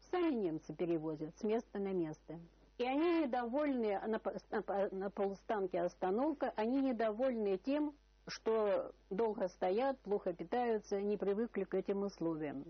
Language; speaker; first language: Russian; native; Russian